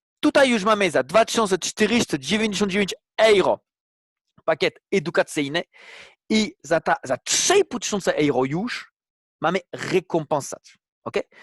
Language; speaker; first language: Polish; non-native, fluent; French